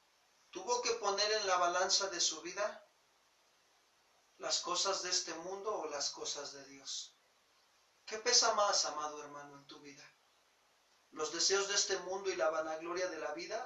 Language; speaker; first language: Spanish; native; Spanish